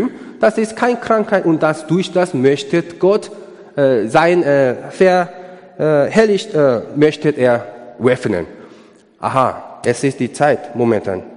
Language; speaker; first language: German; non-native, learner; Korean